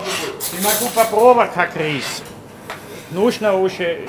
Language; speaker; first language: Russian; non-native, learner; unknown